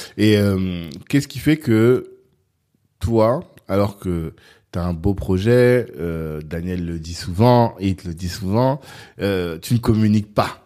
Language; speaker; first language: French; native; French